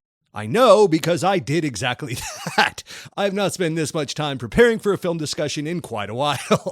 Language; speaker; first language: English; native; English